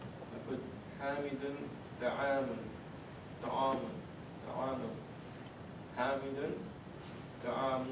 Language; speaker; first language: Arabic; non-native, learner; English